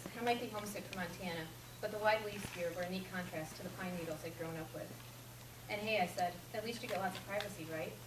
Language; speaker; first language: English; native; English